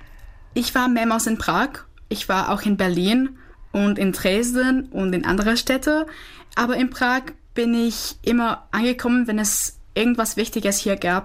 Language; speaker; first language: German; non-native, fluent; Czech